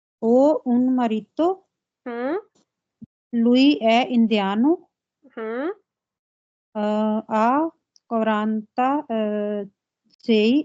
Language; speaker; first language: Italian; non-native, learner; Punjabi